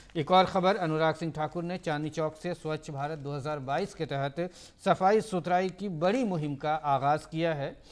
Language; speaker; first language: Urdu; native; Urdu